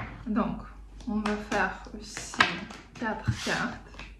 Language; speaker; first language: French; non-native, fluent; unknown